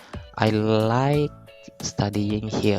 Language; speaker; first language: English; non-native, learner; Indonesian